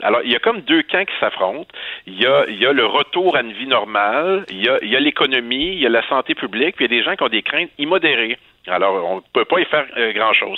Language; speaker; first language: French; native; French